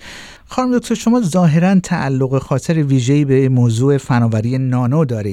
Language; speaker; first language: Persian; native; Persian